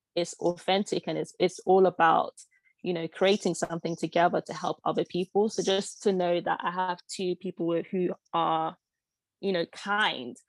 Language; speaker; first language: English; early bilingual, other home language; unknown